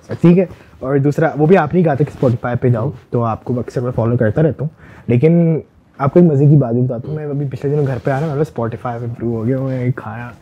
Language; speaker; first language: Urdu; early bilingual, heritage; Urdu